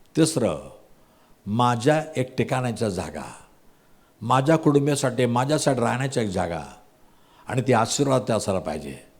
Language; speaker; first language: Marathi; non-native, local second language; Tamil